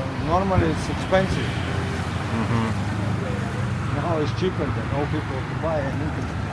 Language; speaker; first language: English; non-native, learner; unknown